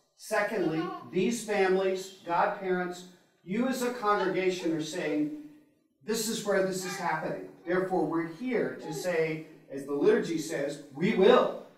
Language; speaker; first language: English; native; English